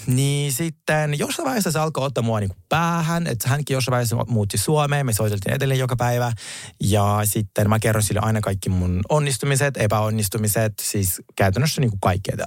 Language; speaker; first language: Finnish; non-native, fluent; Russian